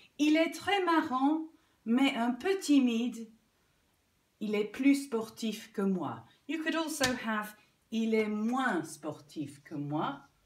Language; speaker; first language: French; non-native, fluent; English